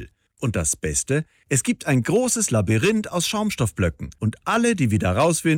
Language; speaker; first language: German; native; German